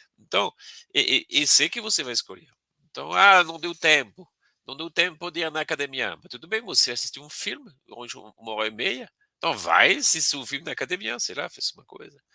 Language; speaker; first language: Portuguese; non-native, fluent; French